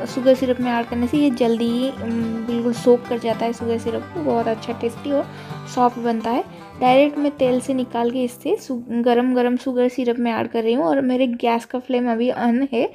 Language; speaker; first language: Hindi; non-native, local second language; Odia